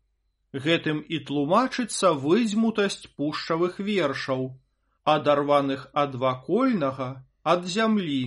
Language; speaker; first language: Belarusian; native; Belarusian